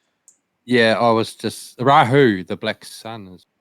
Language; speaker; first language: English; native; English